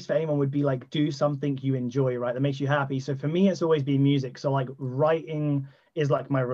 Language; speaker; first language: English; native; English